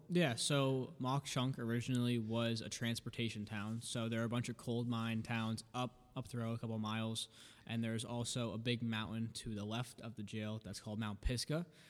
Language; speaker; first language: English; native; English